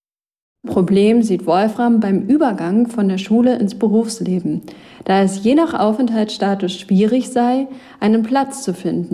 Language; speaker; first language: German; native; German